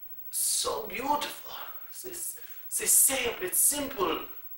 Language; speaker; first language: English; native; English